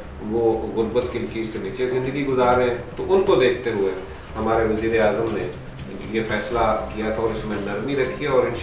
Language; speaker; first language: Urdu; native; Urdu